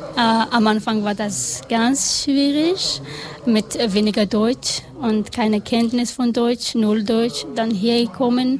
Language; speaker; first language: German; non-native, learner; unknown